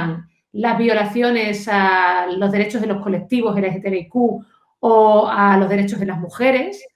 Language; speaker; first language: Spanish; native; Spanish